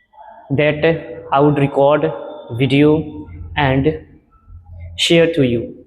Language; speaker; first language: English; non-native, learner; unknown